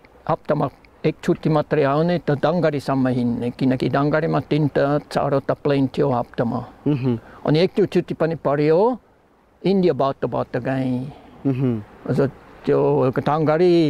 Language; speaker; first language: Nepali; non-native, learner; German